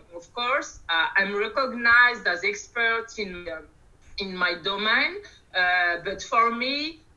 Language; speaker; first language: English; non-native, learner; Malagasy